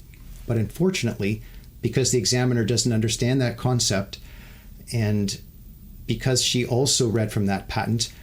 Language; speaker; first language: English; native; English